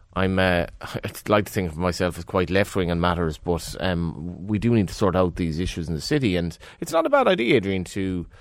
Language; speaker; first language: English; native; English